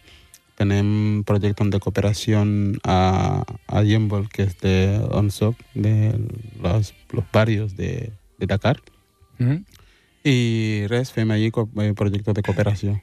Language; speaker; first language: Catalan; early bilingual, other home language; Wolof